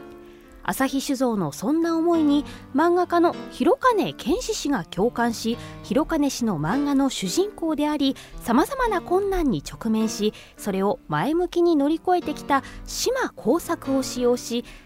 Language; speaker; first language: Japanese; native; Japanese